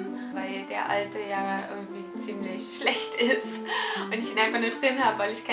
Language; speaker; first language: German; native; German